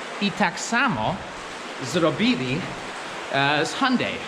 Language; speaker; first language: Polish; non-native, fluent; English